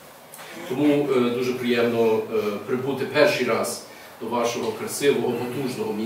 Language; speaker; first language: Ukrainian; early bilingual, heritage; English